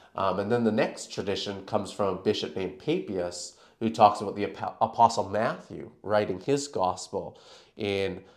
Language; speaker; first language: English; native; English